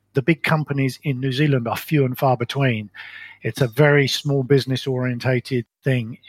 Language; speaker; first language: English; native; English